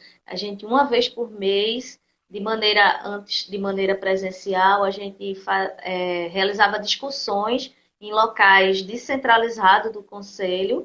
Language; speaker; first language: Portuguese; native; Portuguese